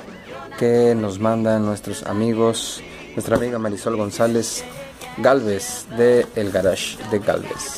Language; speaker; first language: Spanish; native; Spanish